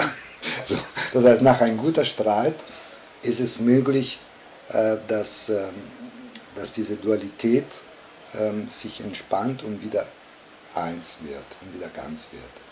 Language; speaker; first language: German; non-native, fluent; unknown